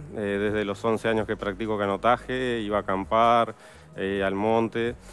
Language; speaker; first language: Spanish; native; Spanish